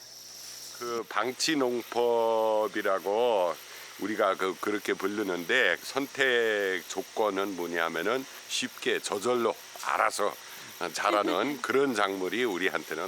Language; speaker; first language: Korean; non-native, fluent; German